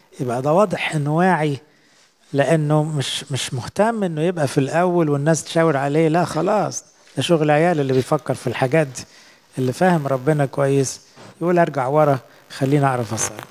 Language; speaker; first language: Arabic; native; Arabic